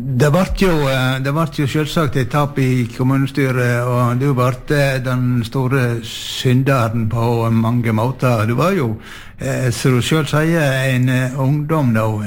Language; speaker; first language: Norwegian; native; Norwegian